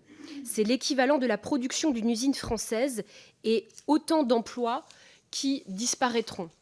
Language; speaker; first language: French; native; French